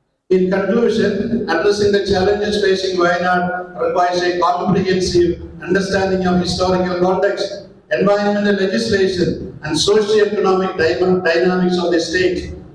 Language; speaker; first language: English; non-native, local second language; Malayalam